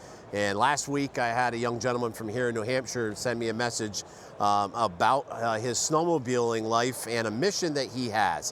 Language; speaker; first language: English; native; English